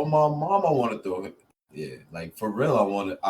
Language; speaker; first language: English; native; English